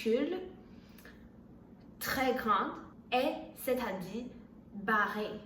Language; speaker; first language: French; non-native, learner; Chinese